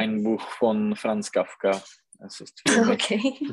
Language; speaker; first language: German; non-native, learner; Czech